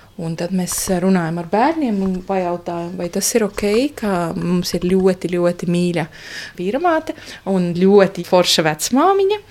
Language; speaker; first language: Latvian; non-native, fluent; Estonian